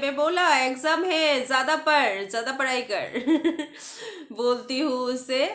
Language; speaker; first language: Hindi; non-native, local second language; Bangla